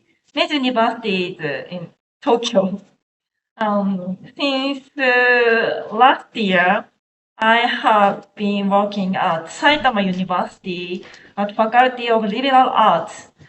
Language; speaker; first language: English; non-native, learner; Japanese